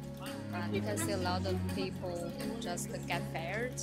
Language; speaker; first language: English; non-native, fluent; Chinese